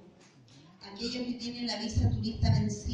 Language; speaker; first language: Spanish; native; Spanish